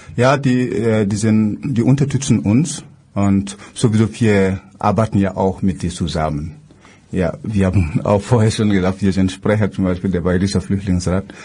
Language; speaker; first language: German; non-native, fluent; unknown